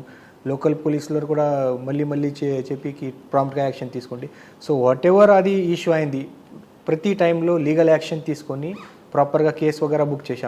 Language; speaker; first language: Telugu; non-native, fluent; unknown